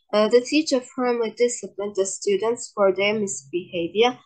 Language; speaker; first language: English; non-native, fluent; Azerbaijani